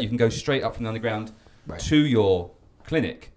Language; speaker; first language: English; native; English